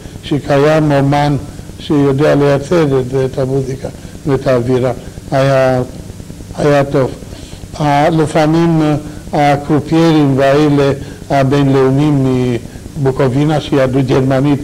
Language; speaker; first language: Hebrew; non-native, fluent; Romanian